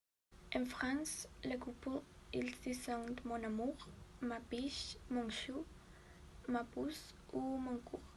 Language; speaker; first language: French; non-native, learner; Spanish